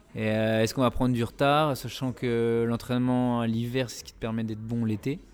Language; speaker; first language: French; native; French